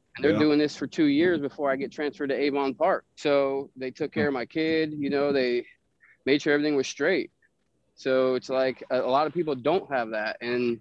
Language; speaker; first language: English; native; English